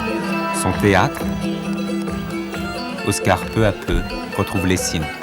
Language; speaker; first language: French; native; French